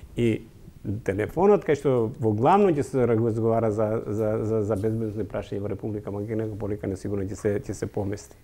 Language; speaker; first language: Macedonian; non-native, local second language; Albanian